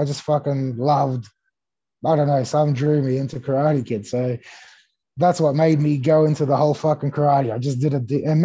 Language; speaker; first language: English; early bilingual, other home language; Greek